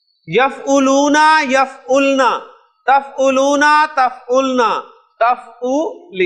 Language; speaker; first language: Arabic; non-native, fluent; Urdu